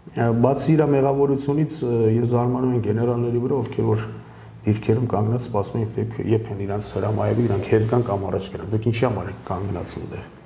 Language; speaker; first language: Armenian; early bilingual, heritage; Armenian